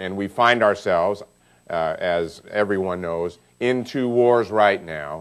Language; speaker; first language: English; native; English